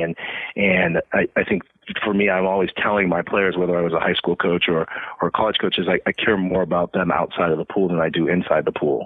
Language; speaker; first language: English; native; English